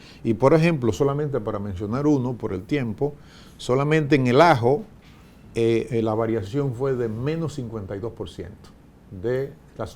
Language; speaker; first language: Spanish; native; Spanish